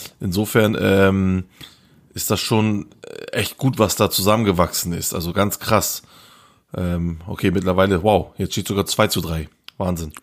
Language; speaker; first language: German; early bilingual, other home language; Turkish